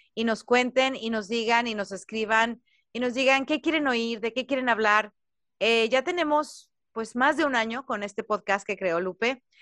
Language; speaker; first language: Spanish; native; Spanish